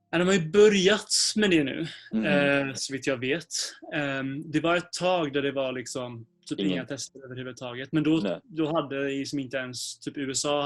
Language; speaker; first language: Swedish; native; Swedish